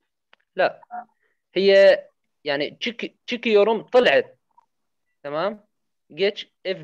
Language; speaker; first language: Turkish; non-native, fluent; Arabic